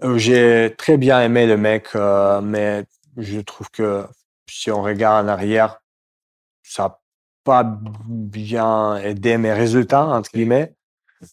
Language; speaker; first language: French; non-native, fluent; Russian